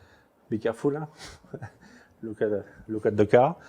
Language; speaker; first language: English; non-native, learner; French